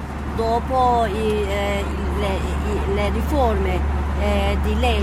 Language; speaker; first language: Italian; non-native, fluent; Turkish